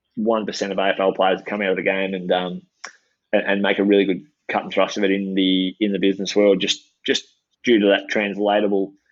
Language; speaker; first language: English; native; English